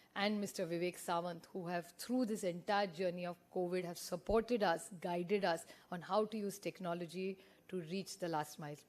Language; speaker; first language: English; non-native, local second language; Marathi